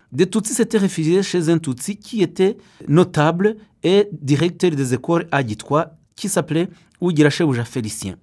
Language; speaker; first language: French; non-native, local second language; Kinyarwanda